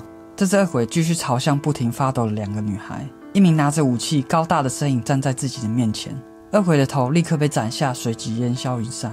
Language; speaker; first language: Chinese; native; Chinese